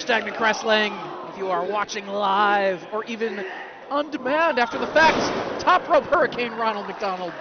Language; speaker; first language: English; native; English